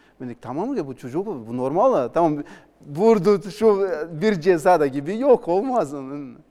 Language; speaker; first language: Turkish; non-native, learner; Portuguese